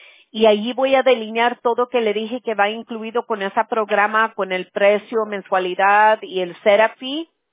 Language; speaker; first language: Spanish; early bilingual, heritage; Spanish